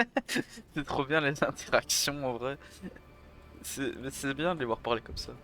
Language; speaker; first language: French; native; French